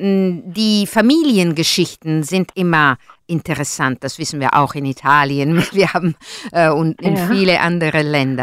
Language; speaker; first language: German; non-native, fluent; Italian